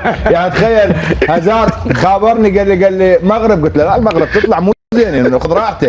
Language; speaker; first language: Arabic; native; Arabic